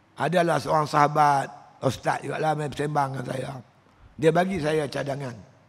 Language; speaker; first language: Malay; native; Malay